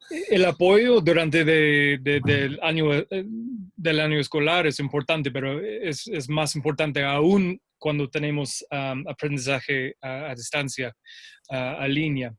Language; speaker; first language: Spanish; non-native, fluent; English